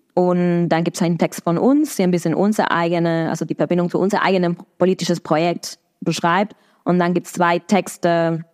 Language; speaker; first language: German; non-native, fluent; Spanish